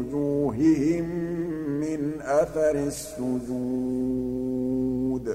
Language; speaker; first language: Arabic; native; Arabic